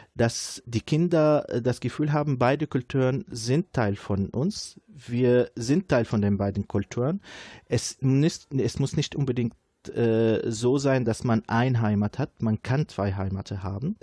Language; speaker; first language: German; non-native, fluent; Arabic